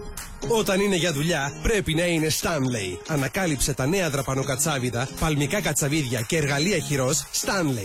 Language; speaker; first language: Greek; native; Greek